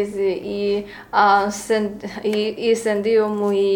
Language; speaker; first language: Spanish; non-native, learner; Chinese